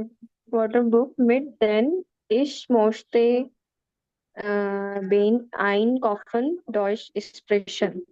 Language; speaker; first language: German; non-native, learner; Urdu